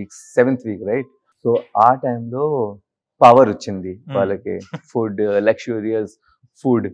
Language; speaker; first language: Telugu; non-native, learner; Hindi